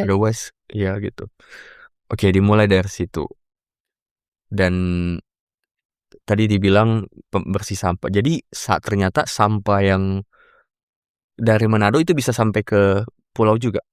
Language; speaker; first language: Indonesian; native; Indonesian